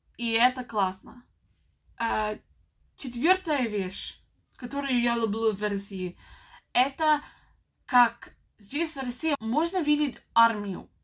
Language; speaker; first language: Russian; non-native, learner; English